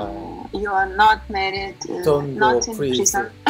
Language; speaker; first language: English; non-native, learner; Russian